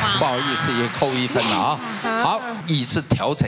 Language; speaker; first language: Chinese; native; Chinese